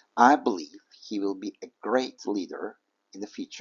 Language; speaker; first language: English; non-native, fluent; Turkish